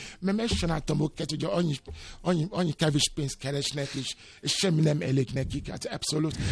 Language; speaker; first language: Hungarian; non-native, learner; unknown